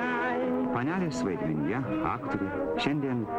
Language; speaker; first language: Lithuanian; native; Lithuanian